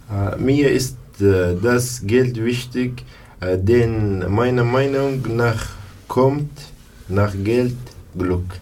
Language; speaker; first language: German; non-native, learner; Arabic